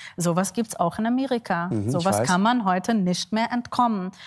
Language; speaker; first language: German; non-native, fluent; Yiddish